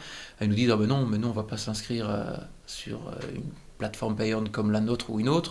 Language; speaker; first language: French; native; French